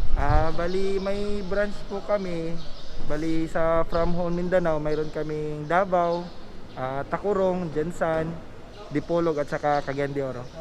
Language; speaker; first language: Filipino; non-native, local second language; Cebuano